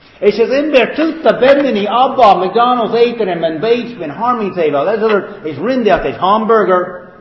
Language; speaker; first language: Hungarian; non-native, fluent; English